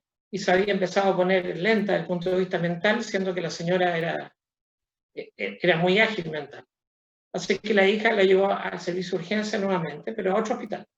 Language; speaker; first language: Spanish; native; Spanish